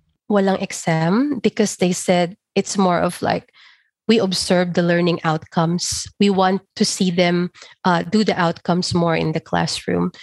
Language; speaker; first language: English; non-native, local second language; Filipino